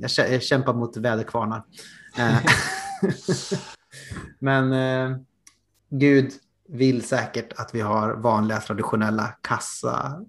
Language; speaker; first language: Swedish; native; Swedish